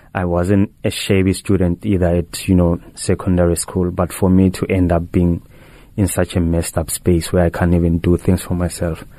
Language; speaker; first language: English; non-native, local second language; Tswana